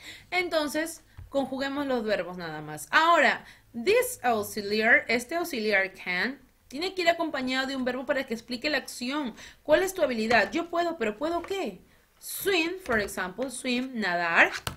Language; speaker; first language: Spanish; native; Spanish